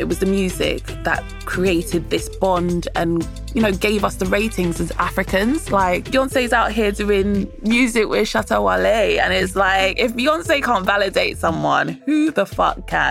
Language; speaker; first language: English; native; English